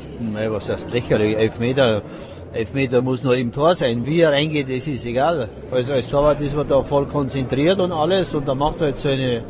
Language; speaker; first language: German; native; German